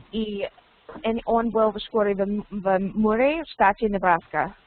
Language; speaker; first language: Russian; non-native, learner; English